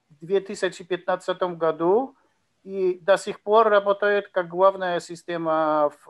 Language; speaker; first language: Russian; non-native, learner; Polish